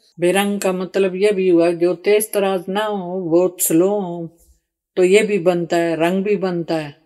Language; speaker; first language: Urdu; non-native, local second language; Pashto